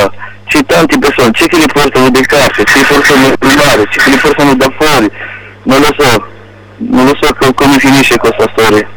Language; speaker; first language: Italian; non-native, local second language; Arabic